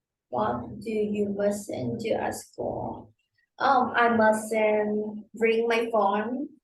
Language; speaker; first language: English; non-native, learner; Vietnamese